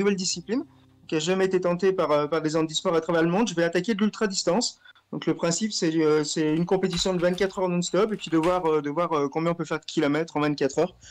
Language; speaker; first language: French; native; French